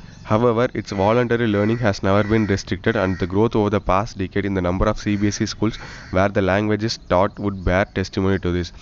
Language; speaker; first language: English; non-native, local second language; Tamil